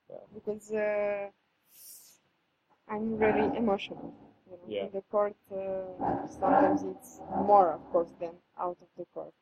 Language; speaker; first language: English; non-native, fluent; Serbian